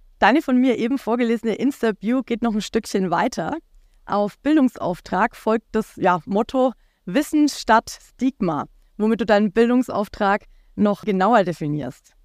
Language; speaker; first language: German; native; German